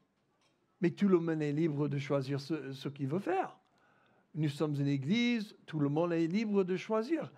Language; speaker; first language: French; non-native, fluent; English